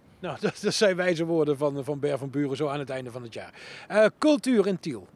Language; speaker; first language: Dutch; native; Dutch